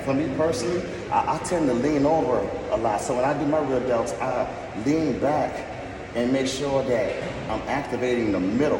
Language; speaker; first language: English; native; English